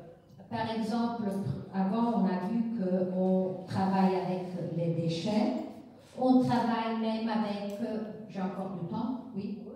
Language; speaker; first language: French; non-native, fluent; Italian